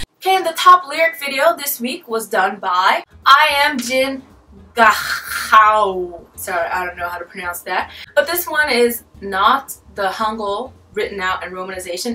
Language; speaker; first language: English; native; English